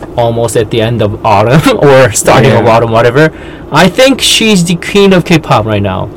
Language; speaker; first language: English; non-native, fluent; Korean